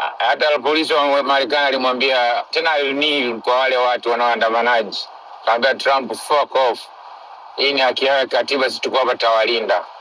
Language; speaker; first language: Swahili; non-native, local second language; Sukuma